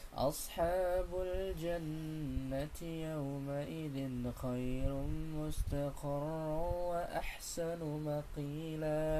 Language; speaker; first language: Arabic; non-native, learner; Indonesian